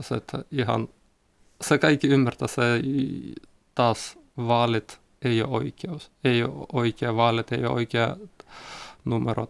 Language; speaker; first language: Finnish; non-native, learner; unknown